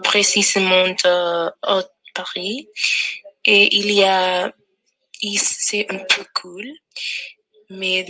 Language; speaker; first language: French; non-native, learner; English